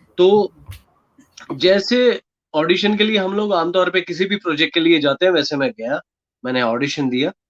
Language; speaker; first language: Hindi; non-native, local second language; Gujarati